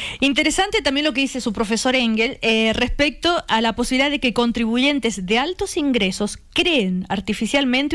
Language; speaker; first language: Spanish; native; Spanish